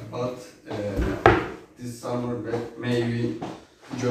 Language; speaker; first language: English; non-native, learner; Turkish